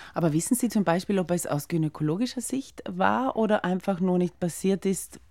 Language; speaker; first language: German; native; German